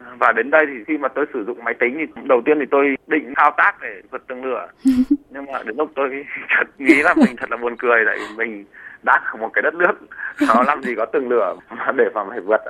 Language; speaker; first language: Vietnamese; native; Vietnamese